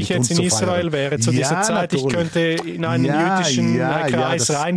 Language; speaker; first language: German; native; German